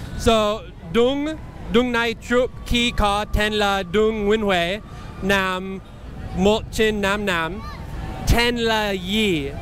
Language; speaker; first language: Vietnamese; non-native, learner; English